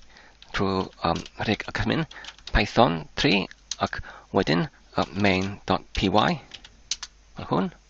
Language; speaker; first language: Welsh; non-native, learner; English